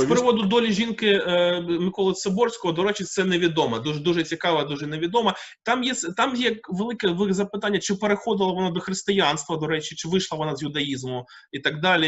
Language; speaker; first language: Ukrainian; native; Ukrainian